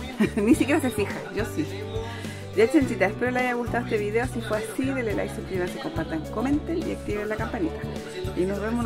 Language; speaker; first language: Spanish; native; Spanish